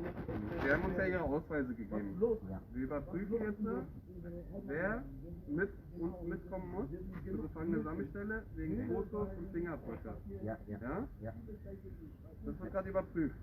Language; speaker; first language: German; native; German